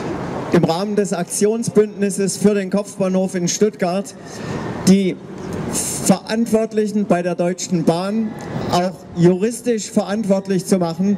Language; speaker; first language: German; native; German